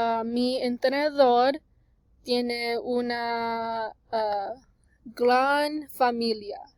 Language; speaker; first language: Spanish; non-native, learner; English